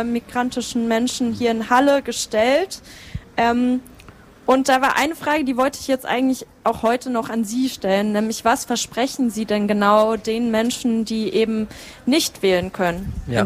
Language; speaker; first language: German; native; German